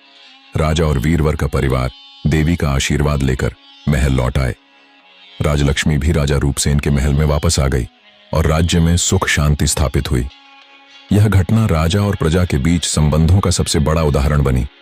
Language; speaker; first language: Hindi; native; Hindi